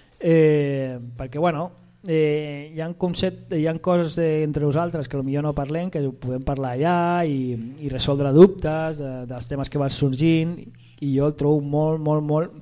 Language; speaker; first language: Catalan; native; Catalan